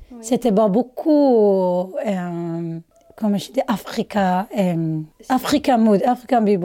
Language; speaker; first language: French; non-native, learner; Somali